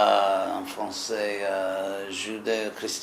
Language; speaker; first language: French; non-native, fluent; English